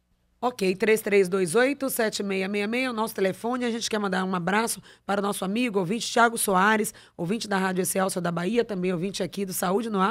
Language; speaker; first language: Portuguese; native; Portuguese